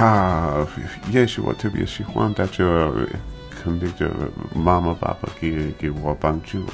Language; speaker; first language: Chinese; non-native, learner; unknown